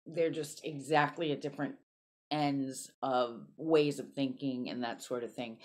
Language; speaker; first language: English; native; English